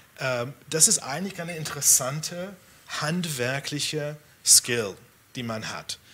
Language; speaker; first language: German; non-native, fluent; English